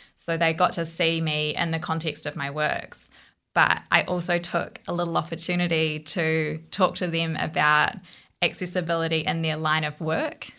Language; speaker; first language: English; native; English